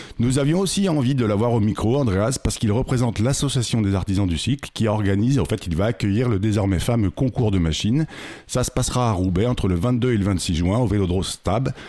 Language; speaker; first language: French; native; French